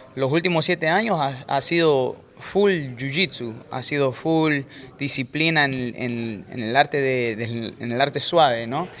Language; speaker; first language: Spanish; native; Spanish